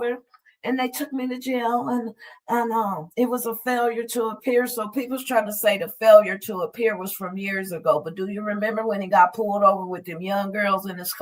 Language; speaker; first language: English; native; English